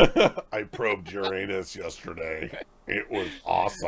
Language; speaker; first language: English; native; English